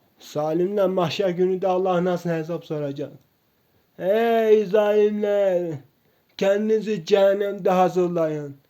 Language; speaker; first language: Turkish; non-native, local second language; Kurdish